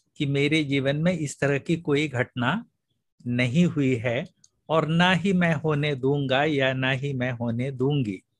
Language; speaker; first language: Hindi; non-native, local second language; Malayalam